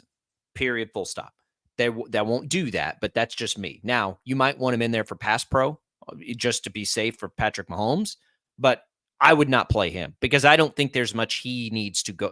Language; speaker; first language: English; native; English